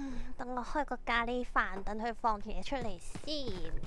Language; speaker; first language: Chinese; native; Chinese